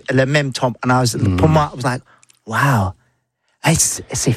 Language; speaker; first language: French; non-native, learner; English